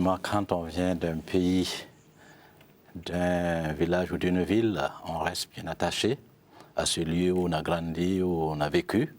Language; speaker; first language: French; non-native, local second language; Mossi